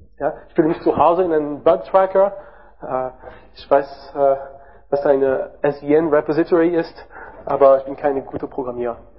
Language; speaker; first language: German; non-native, learner; French